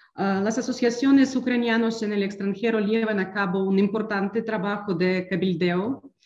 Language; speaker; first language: Spanish; non-native, fluent; Ukrainian